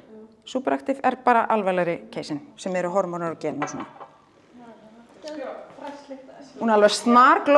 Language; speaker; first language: Icelandic; native; Icelandic